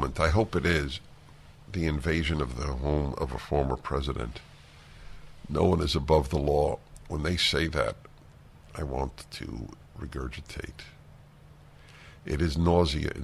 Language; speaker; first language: English; native; English